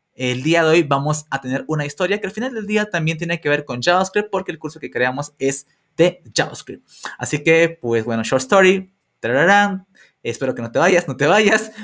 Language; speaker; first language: Spanish; native; Spanish